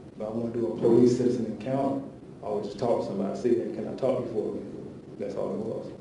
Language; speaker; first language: English; native; English